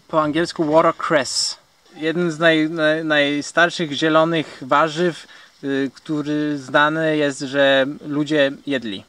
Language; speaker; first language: Polish; early bilingual, heritage; Polish